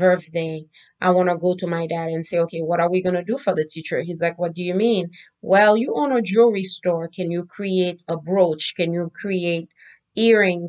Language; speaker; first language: English; non-native, fluent; Haitian Creole